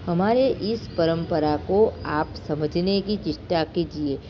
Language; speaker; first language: Hindi; non-native, local second language; Gujarati